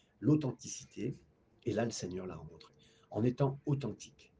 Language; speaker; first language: French; native; French